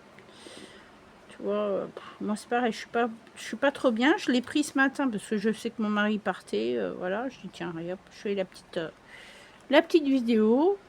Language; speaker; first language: French; native; French